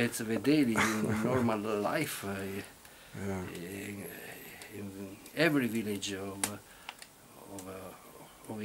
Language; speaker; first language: English; non-native, learner; Italian